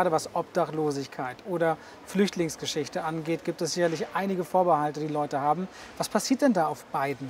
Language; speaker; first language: German; native; German